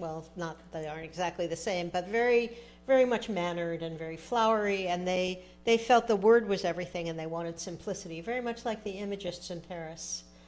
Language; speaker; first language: English; native; English